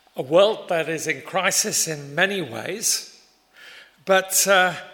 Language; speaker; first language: English; native; English